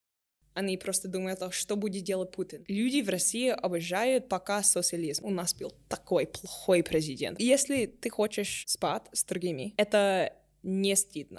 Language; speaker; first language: Russian; non-native, learner; English